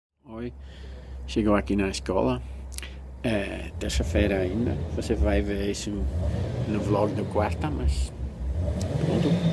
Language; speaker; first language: Portuguese; non-native, fluent; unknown